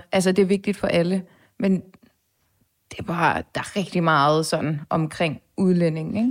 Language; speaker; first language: Danish; early bilingual, other home language; Turkish